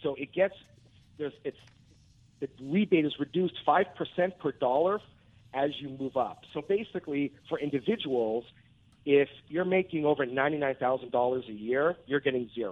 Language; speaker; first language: English; native; English